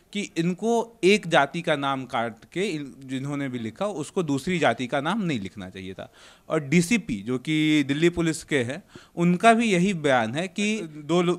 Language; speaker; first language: Hindi; native; Hindi